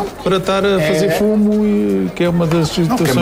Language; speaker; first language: Portuguese; native; Portuguese